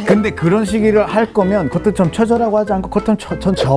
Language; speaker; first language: Korean; non-native, fluent; Spanish